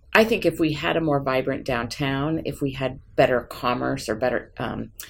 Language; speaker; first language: English; native; English